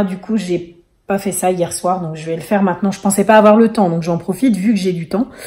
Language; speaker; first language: French; native; French